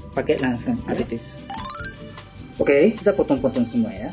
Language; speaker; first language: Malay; non-native, learner; Japanese